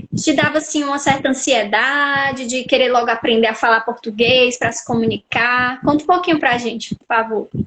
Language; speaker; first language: Portuguese; native; Portuguese